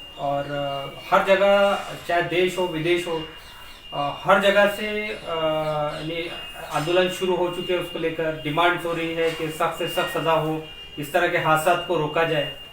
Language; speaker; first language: Hindi; native; Hindi